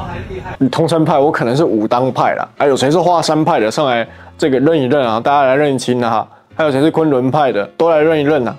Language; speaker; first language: Chinese; native; Chinese